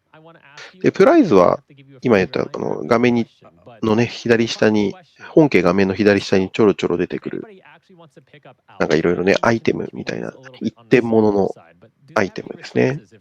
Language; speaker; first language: Japanese; native; Japanese